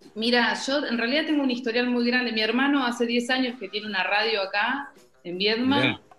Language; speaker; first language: Spanish; native; Spanish